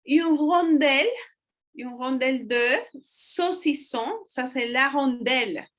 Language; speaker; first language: French; non-native, fluent; Spanish